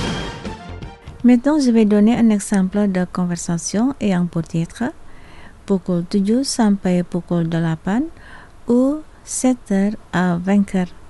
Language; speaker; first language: French; non-native, fluent; Indonesian